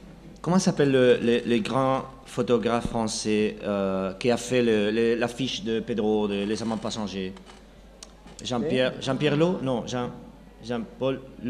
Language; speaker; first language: French; non-native, learner; Spanish